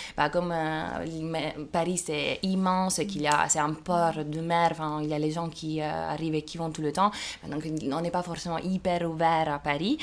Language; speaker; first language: French; non-native, fluent; Italian